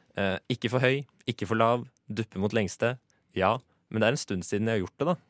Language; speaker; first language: Norwegian; native; Norwegian